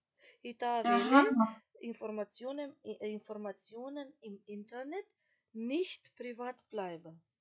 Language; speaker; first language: German; non-native, fluent; Macedonian